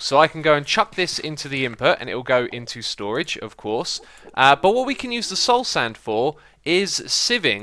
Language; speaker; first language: English; native; English